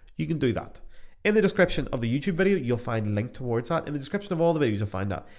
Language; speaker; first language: English; native; English